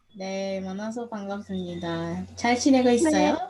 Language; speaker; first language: Korean; non-native, learner; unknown